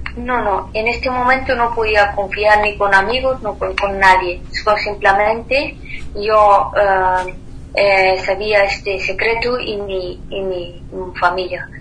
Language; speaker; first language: Spanish; non-native, fluent; Persian